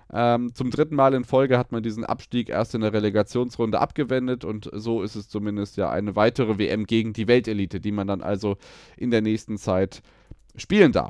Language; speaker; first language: German; native; German